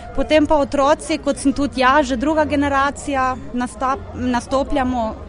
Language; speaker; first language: Slovenian; early bilingual, heritage; Slovenian